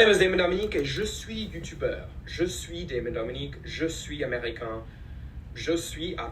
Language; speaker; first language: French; non-native, fluent; English